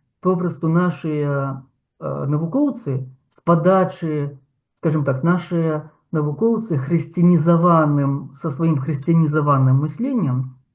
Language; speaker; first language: Belarusian; non-native, local second language; Russian